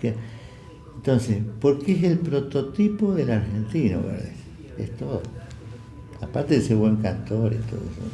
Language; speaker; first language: Spanish; native; Spanish